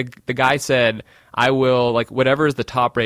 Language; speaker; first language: English; native; English